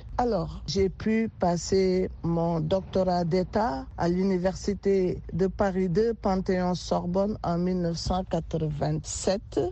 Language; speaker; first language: French; non-native, local second language; Wolof